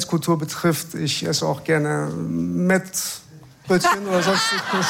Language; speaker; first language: German; early bilingual, other home language; Persian